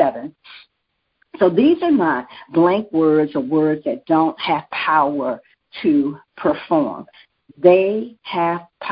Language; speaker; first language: English; native; English